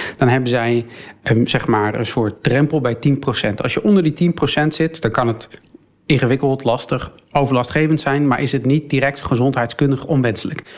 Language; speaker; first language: Dutch; early bilingual, other home language; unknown